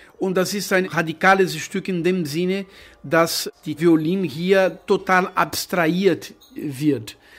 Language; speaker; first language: German; non-native, fluent; Portuguese